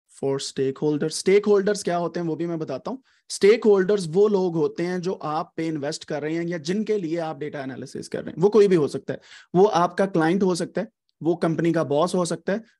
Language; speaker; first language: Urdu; native; Urdu